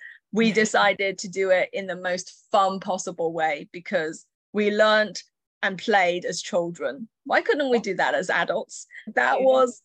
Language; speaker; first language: English; early bilingual, other home language; Chinese